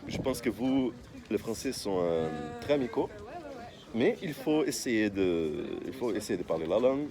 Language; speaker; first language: French; non-native, fluent; Portuguese